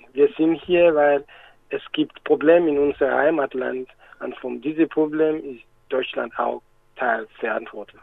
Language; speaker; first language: German; non-native, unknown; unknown